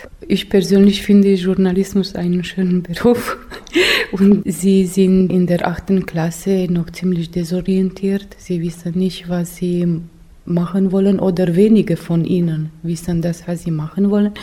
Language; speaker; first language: German; non-native, local second language; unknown